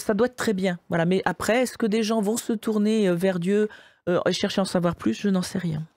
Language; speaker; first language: French; native; French